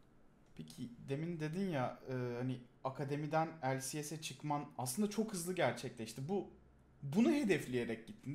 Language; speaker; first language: Turkish; native; Turkish